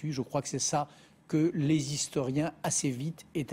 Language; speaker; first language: French; native; French